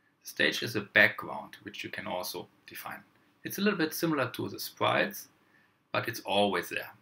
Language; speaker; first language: English; non-native, fluent; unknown